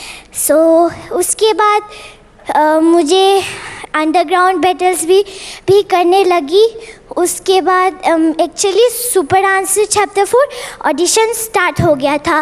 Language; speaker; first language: Hindi; non-native, local second language; Bangla